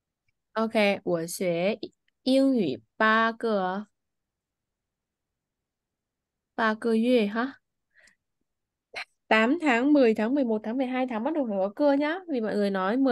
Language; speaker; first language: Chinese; non-native, fluent; Vietnamese